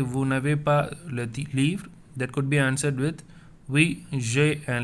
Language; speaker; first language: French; non-native, fluent; Tamil